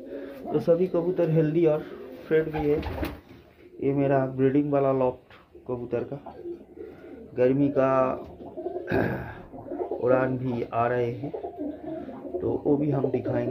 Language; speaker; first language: Hindi; non-native, local second language; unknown